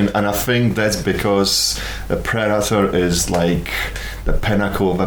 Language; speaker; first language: English; non-native, fluent; Polish